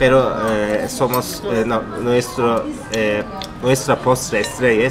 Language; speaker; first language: Spanish; non-native, fluent; Turkish